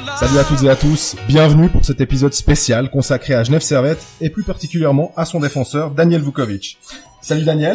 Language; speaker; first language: French; native; French